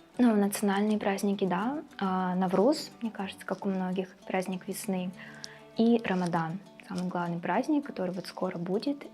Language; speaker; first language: Russian; native; Russian